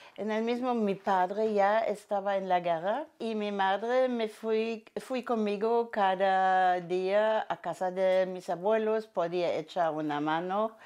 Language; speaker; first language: Spanish; non-native, fluent; German